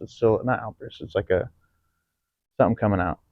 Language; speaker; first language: English; native; English